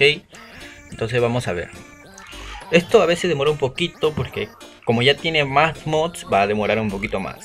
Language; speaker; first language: Spanish; native; Spanish